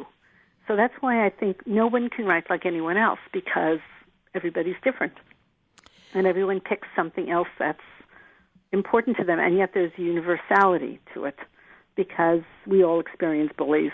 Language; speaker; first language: English; native; English